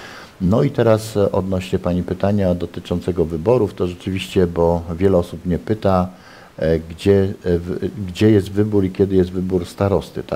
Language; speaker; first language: Polish; native; Polish